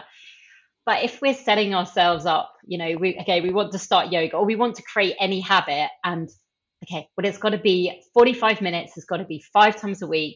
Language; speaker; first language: English; native; English